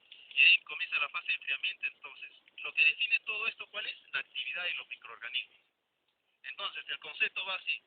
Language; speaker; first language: Spanish; native; Spanish